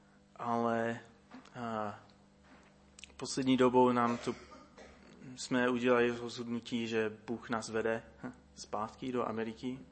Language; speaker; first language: Czech; non-native, fluent; English